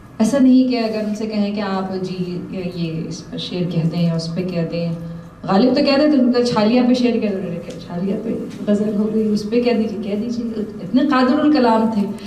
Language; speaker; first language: Urdu; native; Urdu